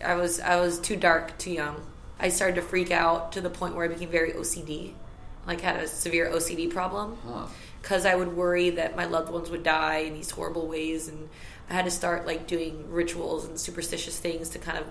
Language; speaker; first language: English; native; English